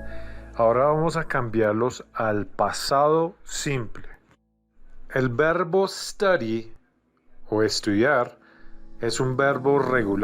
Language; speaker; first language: Spanish; non-native, fluent; English